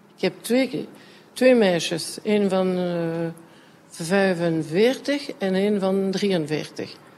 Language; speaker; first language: Dutch; non-native, local second language; French